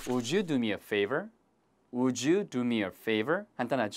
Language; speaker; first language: English; non-native, fluent; Korean